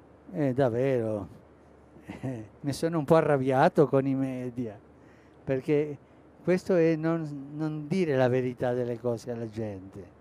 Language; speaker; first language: Italian; non-native, fluent; Spanish